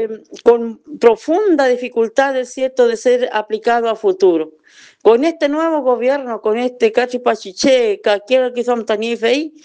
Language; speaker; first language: Spanish; non-native, local second language; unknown